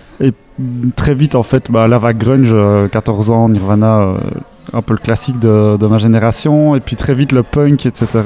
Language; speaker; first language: French; native; French